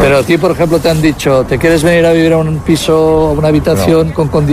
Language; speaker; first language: Spanish; native; Spanish